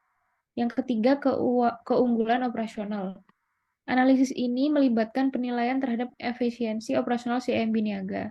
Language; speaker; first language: Indonesian; native; Indonesian